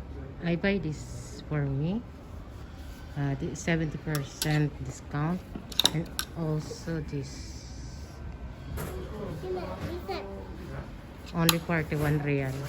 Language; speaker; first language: English; non-native, learner; Filipino